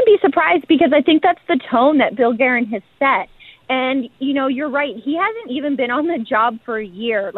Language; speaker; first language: English; native; English